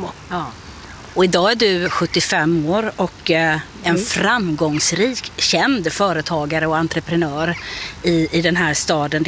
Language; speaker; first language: Swedish; native; Swedish